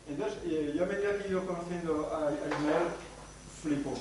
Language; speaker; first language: Spanish; native; Spanish